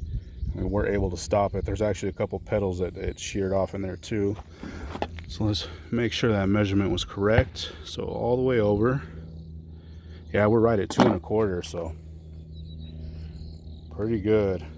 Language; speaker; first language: English; native; English